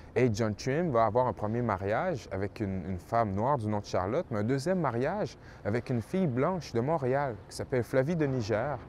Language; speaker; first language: French; native; French